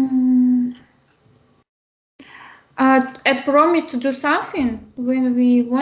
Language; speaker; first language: English; non-native, learner; Russian